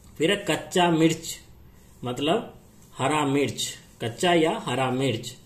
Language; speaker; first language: Hindi; native; Hindi